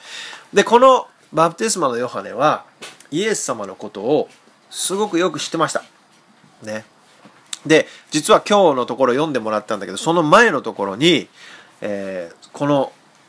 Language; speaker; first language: Japanese; native; Japanese